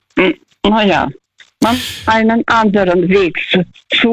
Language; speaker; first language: German; non-native, fluent; Russian